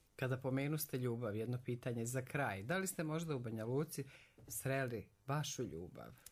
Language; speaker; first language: Serbian; native; Serbian